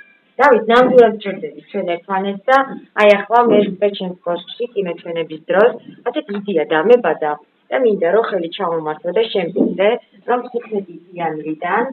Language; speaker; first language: Georgian; native; Georgian